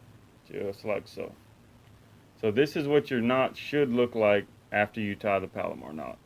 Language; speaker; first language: English; native; English